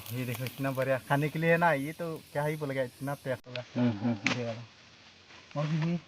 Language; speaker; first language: Hindi; non-native, local second language; Karbi